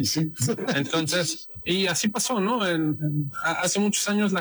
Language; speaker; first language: Spanish; native; Spanish